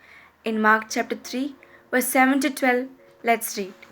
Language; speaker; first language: English; non-native, local second language; Malayalam